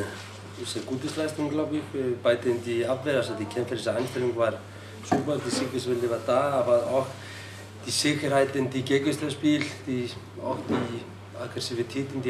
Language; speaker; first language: German; non-native, learner; Icelandic